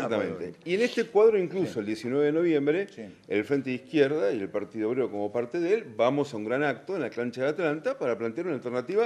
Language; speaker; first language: Spanish; native; Spanish